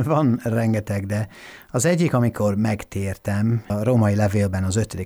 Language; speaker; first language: Hungarian; non-native, fluent; English